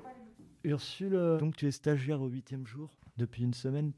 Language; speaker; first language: French; native; French